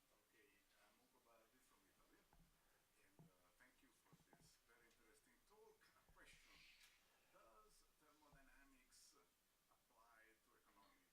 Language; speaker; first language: English; non-native, fluent; Italian